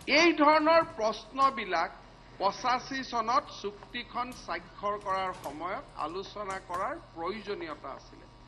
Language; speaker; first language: Assamese; native; Assamese